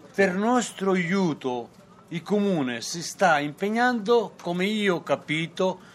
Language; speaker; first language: Italian; non-native, fluent; Serbian